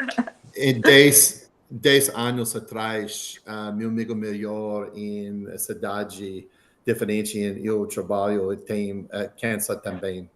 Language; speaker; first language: Portuguese; non-native, learner; English